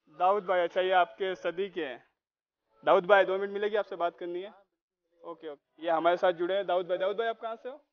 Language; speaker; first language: Hindi; native; Hindi